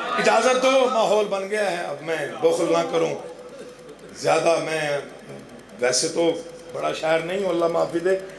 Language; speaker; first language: Urdu; non-native, local second language; Saraiki